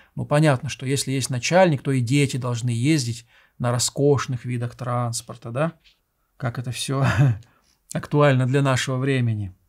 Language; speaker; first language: Russian; native; Russian